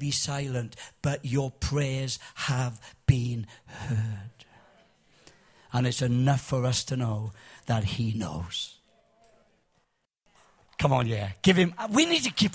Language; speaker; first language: English; native; English